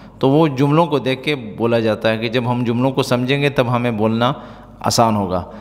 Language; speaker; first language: Urdu; non-native, local second language; Pashto